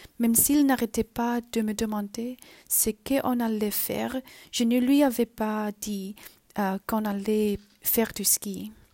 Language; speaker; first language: French; non-native, learner; Chinese